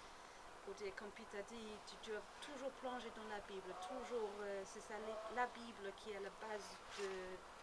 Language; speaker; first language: French; non-native, learner; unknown